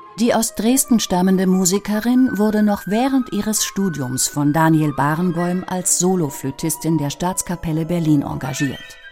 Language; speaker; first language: German; native; German